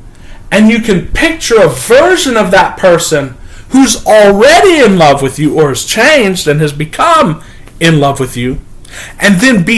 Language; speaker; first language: English; native; English